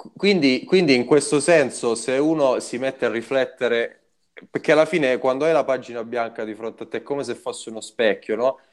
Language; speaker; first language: Italian; native; Italian